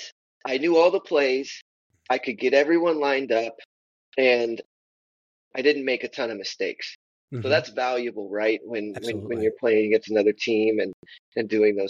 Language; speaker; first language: English; native; English